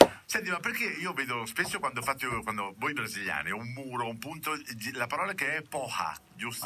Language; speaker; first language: Italian; native; Italian